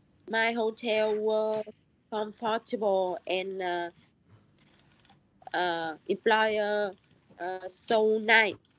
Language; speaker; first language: English; non-native, learner; Vietnamese